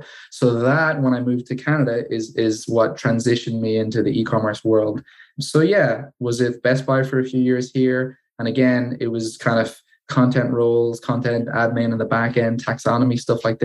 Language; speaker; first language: English; native; English